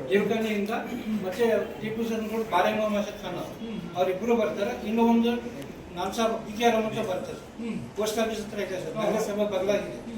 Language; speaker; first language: Kannada; non-native, local second language; Urdu